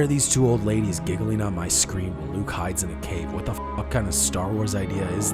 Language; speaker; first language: English; native; English